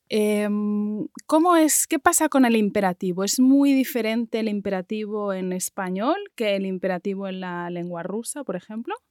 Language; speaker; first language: Spanish; native; Spanish